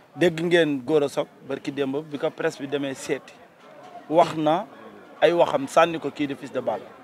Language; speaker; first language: Wolof; native; Wolof